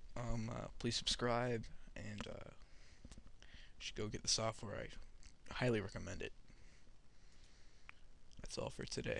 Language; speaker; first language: English; native; English